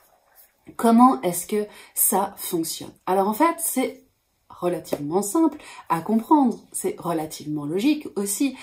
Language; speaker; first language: French; native; French